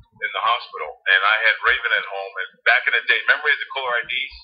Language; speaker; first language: English; native; English